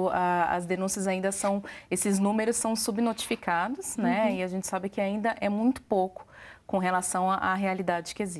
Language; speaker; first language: Portuguese; native; Portuguese